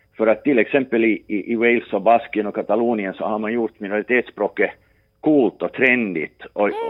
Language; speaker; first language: Swedish; native; Swedish